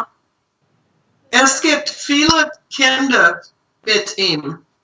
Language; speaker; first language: German; non-native, learner; English